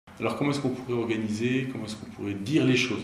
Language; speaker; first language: French; native; French